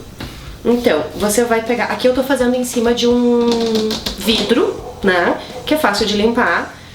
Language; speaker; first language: Portuguese; native; Portuguese